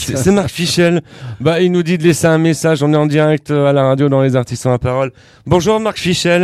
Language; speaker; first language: French; native; French